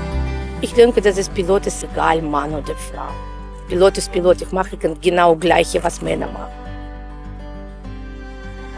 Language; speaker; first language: German; non-native, learner; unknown